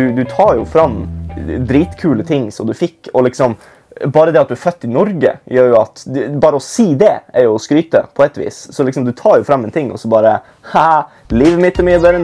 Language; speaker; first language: Norwegian; native; Norwegian